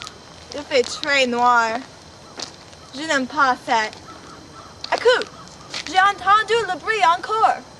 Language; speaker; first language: French; non-native, learner; English